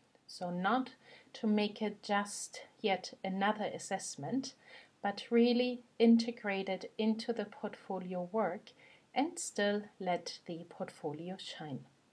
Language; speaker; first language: English; non-native, fluent; German